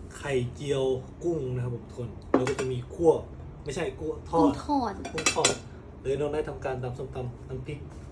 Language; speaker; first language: Thai; native; Thai